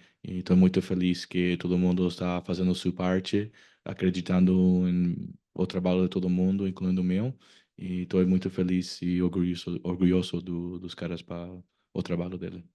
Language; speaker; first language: Portuguese; non-native, learner; English